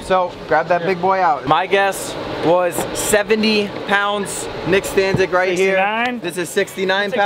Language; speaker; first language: English; native; English